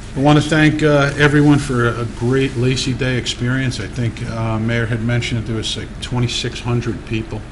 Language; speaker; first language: English; early bilingual, other home language; Italian